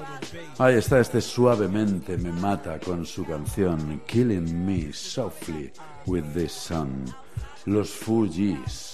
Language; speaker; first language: Spanish; native; Spanish